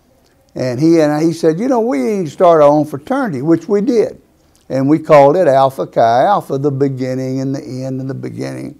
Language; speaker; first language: English; native; English